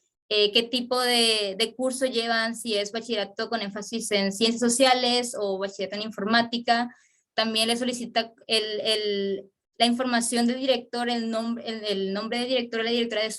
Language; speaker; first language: Spanish; native; Spanish